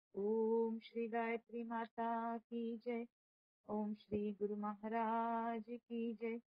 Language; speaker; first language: Hindi; non-native, local second language; Marathi